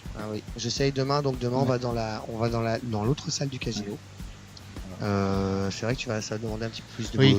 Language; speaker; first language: French; native; French